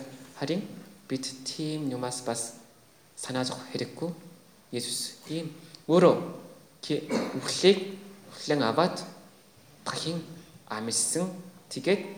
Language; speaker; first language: Mongolian; non-native, fluent; Korean